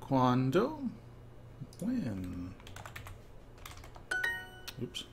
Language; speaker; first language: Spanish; non-native, learner; English